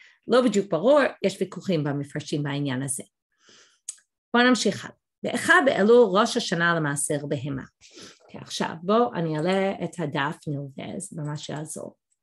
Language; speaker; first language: Hebrew; non-native, fluent; English